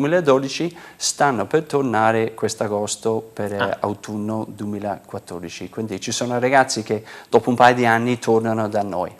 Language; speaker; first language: Italian; non-native, fluent; English